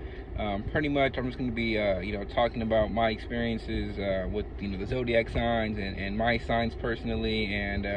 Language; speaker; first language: English; native; English